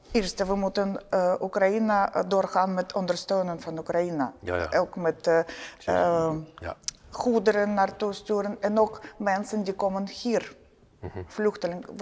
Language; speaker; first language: Dutch; non-native, learner; Ukrainian